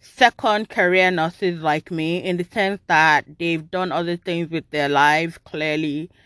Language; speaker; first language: English; non-native, local second language; Yoruba